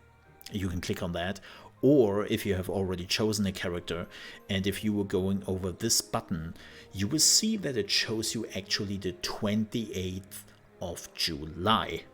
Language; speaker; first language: English; non-native, fluent; German